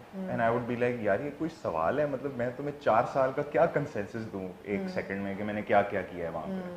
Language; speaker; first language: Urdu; early bilingual, heritage; Urdu